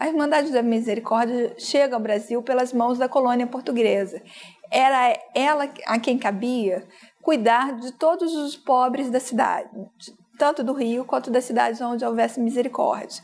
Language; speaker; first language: Portuguese; native; Portuguese